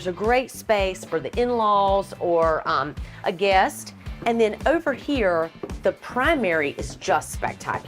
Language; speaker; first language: English; native; English